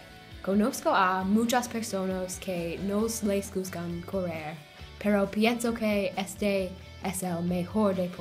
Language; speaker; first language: Spanish; non-native, learner; English